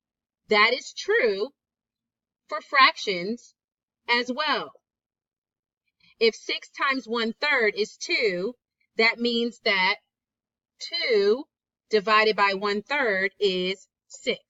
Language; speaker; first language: English; native; English